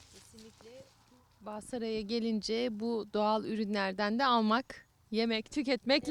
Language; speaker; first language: Turkish; native; Turkish